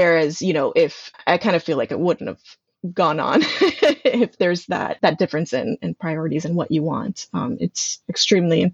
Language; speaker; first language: English; native; English